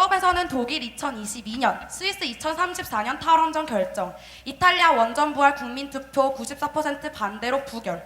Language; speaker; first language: Korean; native; Korean